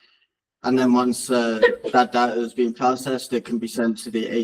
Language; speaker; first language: English; native; English